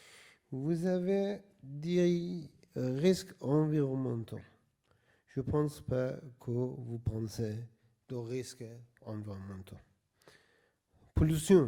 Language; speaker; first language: French; non-native, learner; Persian